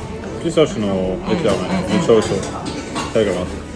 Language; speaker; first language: Japanese; non-native, fluent; French